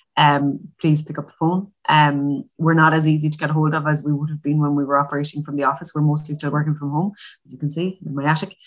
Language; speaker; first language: English; native; English